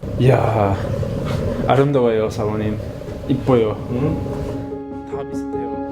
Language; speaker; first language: Korean; non-native, learner; English